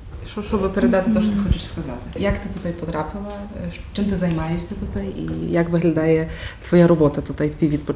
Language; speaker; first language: Ukrainian; non-native, learner; Polish